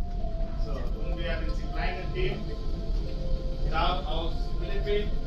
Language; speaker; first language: German; non-native, learner; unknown